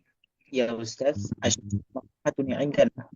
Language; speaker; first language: Arabic; non-native, learner; Bangla